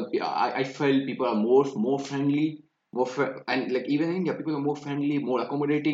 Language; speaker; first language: English; non-native, local second language; Hindi